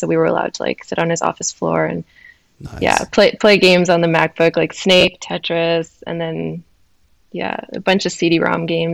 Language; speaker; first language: English; native; English